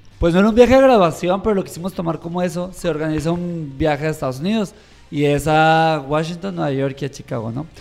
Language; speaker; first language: Spanish; native; Spanish